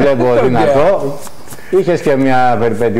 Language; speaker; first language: Greek; native; Greek